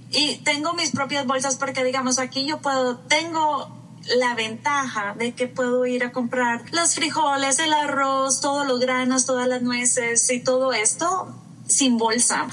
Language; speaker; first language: Spanish; native; Spanish